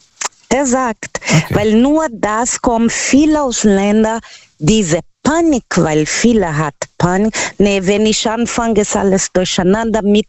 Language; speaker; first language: German; non-native, learner; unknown